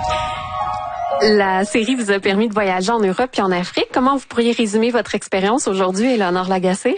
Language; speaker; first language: French; native; French